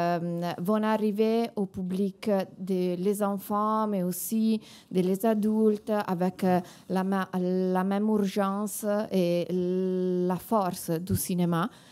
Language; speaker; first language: French; non-native, fluent; Italian